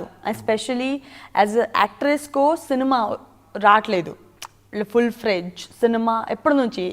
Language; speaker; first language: Telugu; non-native, learner; Gujarati